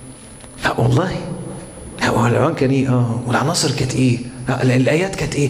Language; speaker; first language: Arabic; native; Arabic